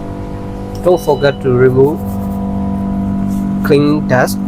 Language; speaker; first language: English; non-native, learner; Thai